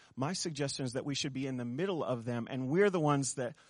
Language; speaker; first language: English; native; English